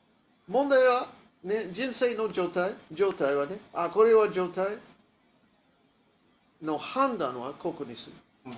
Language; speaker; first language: Japanese; non-native, learner; English